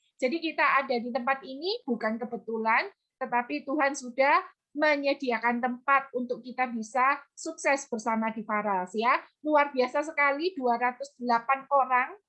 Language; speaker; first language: Indonesian; native; Indonesian